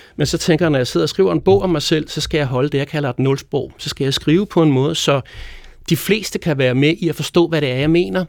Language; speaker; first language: Danish; native; Danish